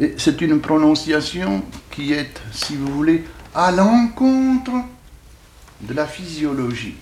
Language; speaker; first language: French; native; French